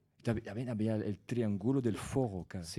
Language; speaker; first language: Spanish; non-native, fluent; French